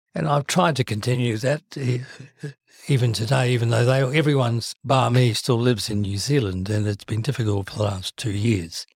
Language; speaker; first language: English; native; English